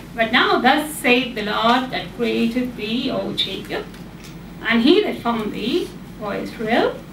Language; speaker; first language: English; non-native, local second language; Telugu